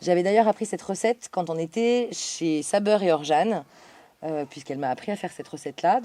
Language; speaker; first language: French; native; French